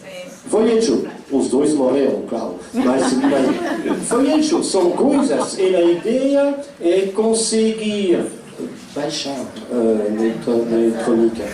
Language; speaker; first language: Portuguese; non-native, fluent; French